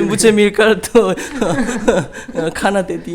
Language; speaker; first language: Urdu; non-native, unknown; Korean